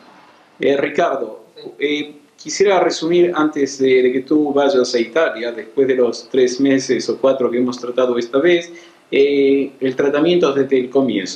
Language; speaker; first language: Spanish; native; Spanish